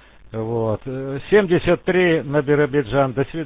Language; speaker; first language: Russian; native; Russian